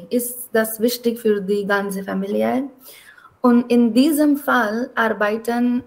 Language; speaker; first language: German; non-native, learner; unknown